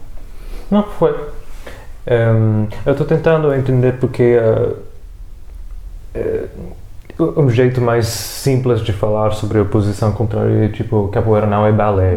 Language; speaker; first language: Portuguese; non-native, fluent; English